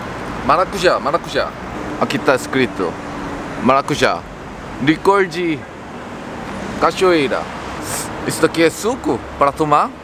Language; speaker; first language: Portuguese; non-native, learner; Korean